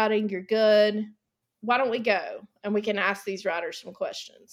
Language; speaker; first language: English; native; English